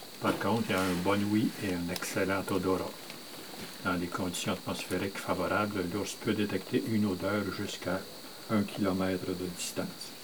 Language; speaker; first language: French; native; French